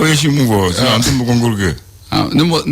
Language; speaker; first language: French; non-native, local second language; Bambara